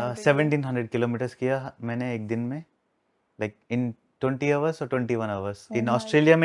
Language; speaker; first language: Hindi; non-native, local second language; Telugu